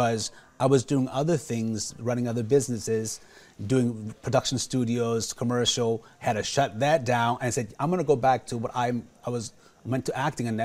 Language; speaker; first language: English; non-native, fluent; Lao